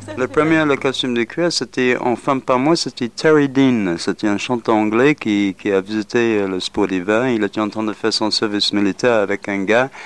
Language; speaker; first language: French; non-native, learner; English